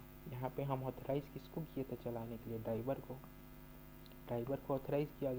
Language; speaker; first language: Hindi; native; Hindi